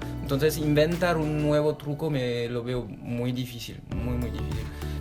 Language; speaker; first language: Spanish; non-native, fluent; French